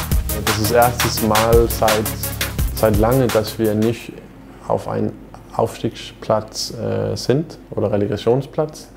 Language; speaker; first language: German; non-native, fluent; Danish